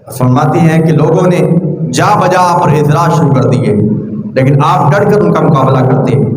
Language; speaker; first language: Urdu; non-native, local second language; Punjabi